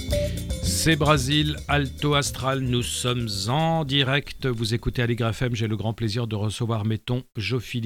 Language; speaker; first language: French; native; French